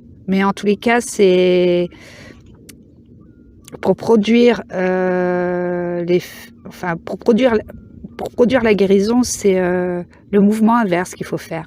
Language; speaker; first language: French; native; French